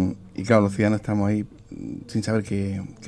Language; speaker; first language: Spanish; native; Spanish